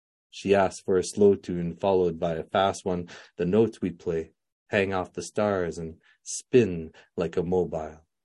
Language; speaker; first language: English; non-native, local second language; French